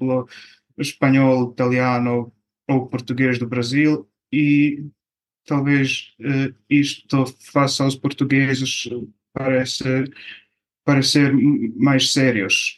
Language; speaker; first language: Portuguese; non-native, fluent; Bosnian